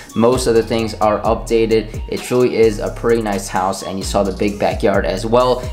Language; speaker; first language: English; native; English